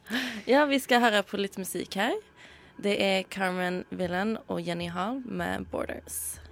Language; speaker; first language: Norwegian; non-native, fluent; Swedish